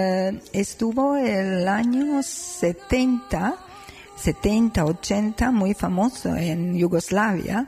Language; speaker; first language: Spanish; non-native, learner; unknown